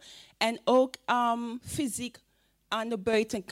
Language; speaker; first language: Dutch; non-native, fluent; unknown